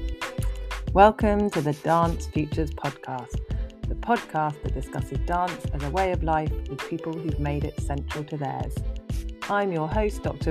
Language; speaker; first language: English; native; English